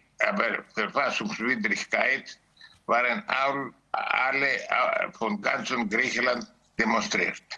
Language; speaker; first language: German; non-native, learner; Greek